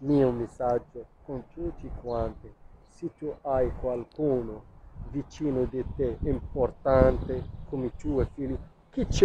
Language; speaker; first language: Italian; non-native, learner; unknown